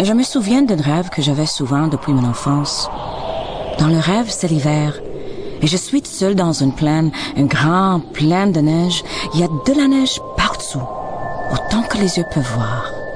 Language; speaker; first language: French; non-native, local second language; English